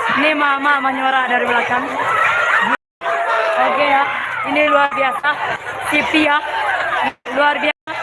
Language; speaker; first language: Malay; non-native, local second language; Minangkabau